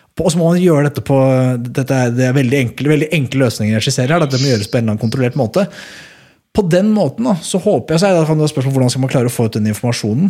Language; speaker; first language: Norwegian; native; Norwegian